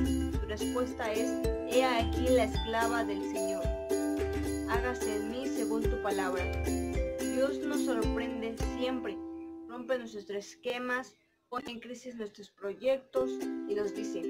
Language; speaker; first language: Spanish; native; Spanish